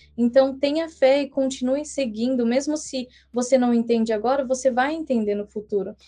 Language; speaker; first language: Portuguese; early bilingual, heritage; English